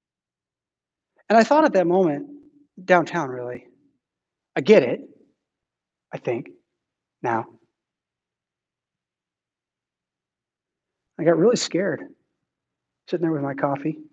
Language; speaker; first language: English; native; English